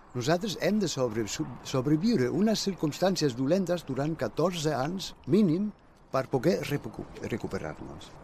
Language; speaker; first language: Catalan; non-native, fluent; German